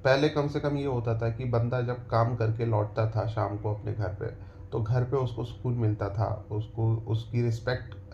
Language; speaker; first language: Hindi; native; Hindi